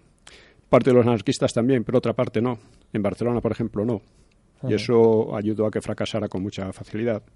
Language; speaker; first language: Spanish; native; Spanish